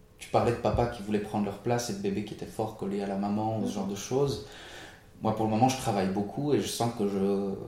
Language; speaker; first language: French; native; French